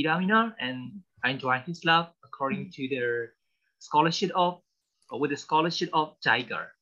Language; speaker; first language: English; non-native, learner; Burmese